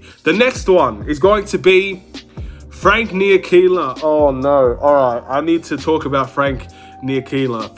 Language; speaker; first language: English; native; English